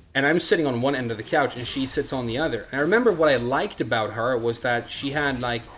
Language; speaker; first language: English; native; English